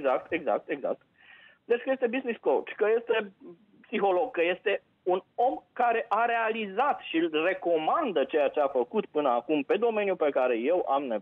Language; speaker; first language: Romanian; native; Romanian